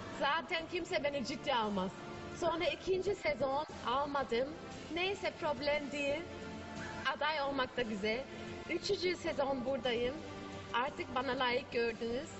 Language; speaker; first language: Turkish; non-native, learner; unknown